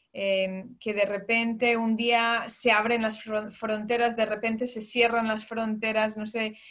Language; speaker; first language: Spanish; early bilingual, heritage; Spanish